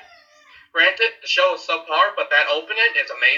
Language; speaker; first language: English; native; English